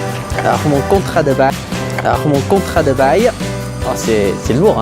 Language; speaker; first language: French; non-native, fluent; Vietnamese